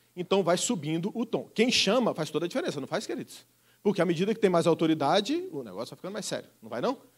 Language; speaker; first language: Portuguese; native; Portuguese